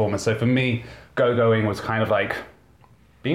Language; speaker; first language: English; native; English